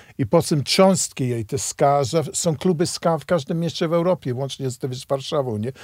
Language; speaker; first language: Polish; non-native, fluent; English